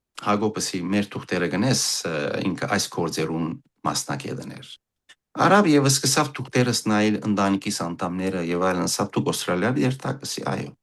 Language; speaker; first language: Armenian; early bilingual, heritage; Armenian